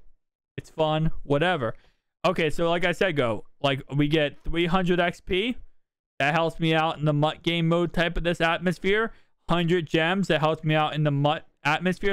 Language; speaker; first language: English; native; English